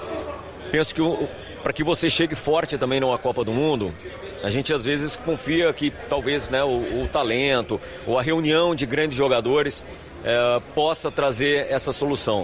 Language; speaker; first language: Portuguese; native; Portuguese